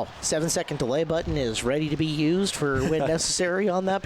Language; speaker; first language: English; native; English